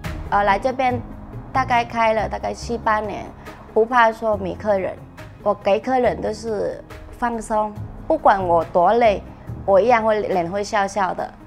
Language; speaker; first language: Chinese; non-native, fluent; Vietnamese